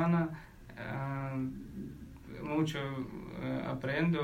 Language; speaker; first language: Spanish; non-native, learner; Ukrainian